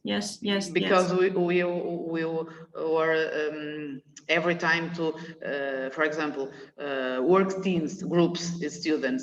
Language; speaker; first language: English; non-native, learner; Portuguese